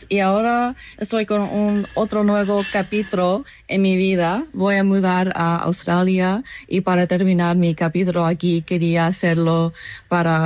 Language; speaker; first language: Spanish; non-native, learner; English